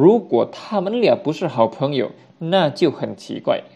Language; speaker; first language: Chinese; non-native, fluent; Indonesian